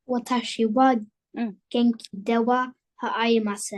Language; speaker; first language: Japanese; non-native, learner; English